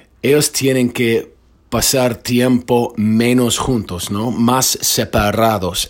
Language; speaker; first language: Spanish; non-native, fluent; English